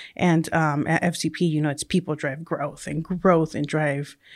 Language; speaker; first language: English; early bilingual, other home language; Spanish